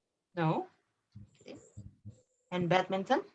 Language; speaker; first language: English; non-native, fluent; Indonesian